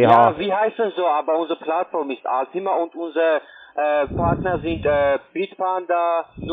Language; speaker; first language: German; non-native, learner; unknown